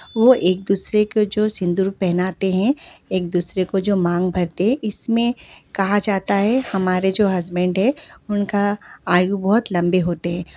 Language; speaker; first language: Hindi; non-native, local second language; Bangla